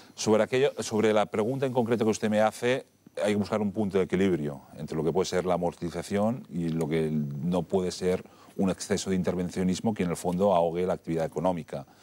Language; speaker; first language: Spanish; non-native, local second language; Catalan